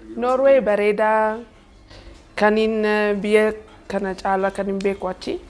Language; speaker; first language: Oromo; early bilingual, heritage; Oromo